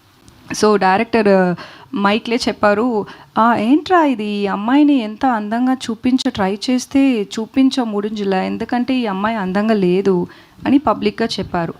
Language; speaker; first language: Telugu; non-native, fluent; Tamil